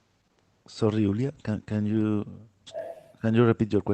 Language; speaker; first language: English; non-native, fluent; Spanish